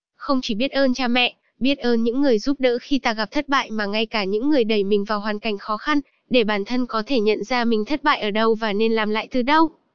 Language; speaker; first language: Vietnamese; non-native, local second language; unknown